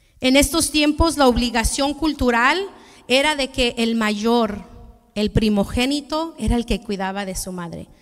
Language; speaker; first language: Spanish; early bilingual, heritage; Spanish